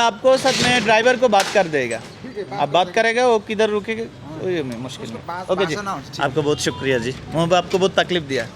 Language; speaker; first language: Hindi; non-native, learner; Bangla